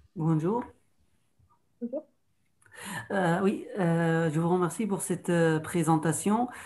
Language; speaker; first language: French; non-native, fluent; Arabic